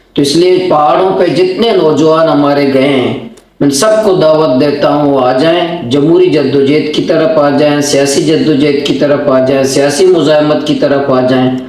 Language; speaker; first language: Urdu; non-native, local second language; Baluchi